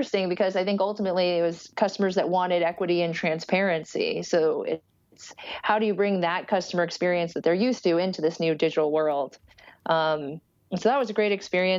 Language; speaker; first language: English; early bilingual, other home language; Portuguese